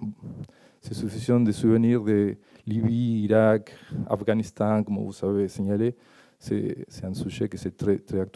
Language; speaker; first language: French; non-native, learner; Spanish